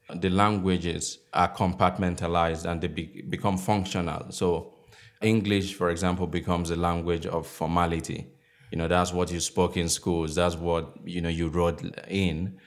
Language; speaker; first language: English; non-native, local second language; Igbo